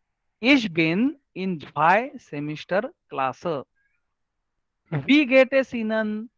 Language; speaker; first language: German; non-native, learner; Marathi